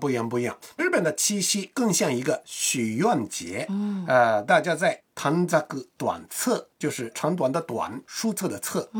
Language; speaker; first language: Chinese; non-native, fluent; Japanese